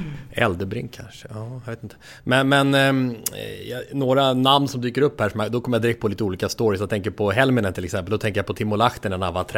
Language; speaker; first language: Swedish; native; Swedish